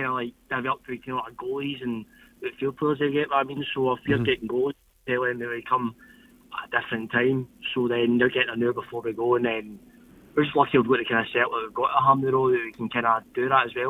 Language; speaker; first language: English; native; English